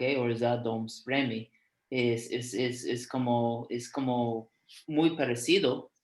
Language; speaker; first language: Spanish; non-native, fluent; English